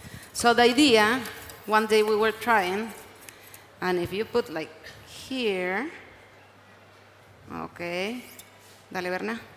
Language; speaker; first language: English; non-native, learner; Spanish